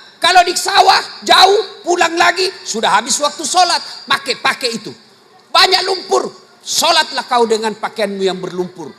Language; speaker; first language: Indonesian; native; Indonesian